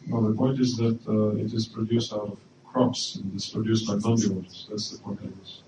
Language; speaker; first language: English; non-native, fluent; Russian